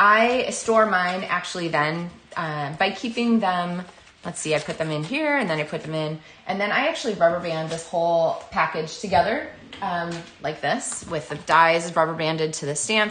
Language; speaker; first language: English; native; English